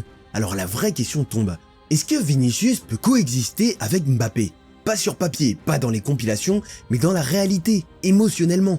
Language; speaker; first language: French; native; French